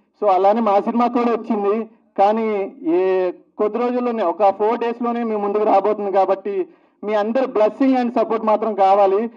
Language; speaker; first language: Telugu; native; Telugu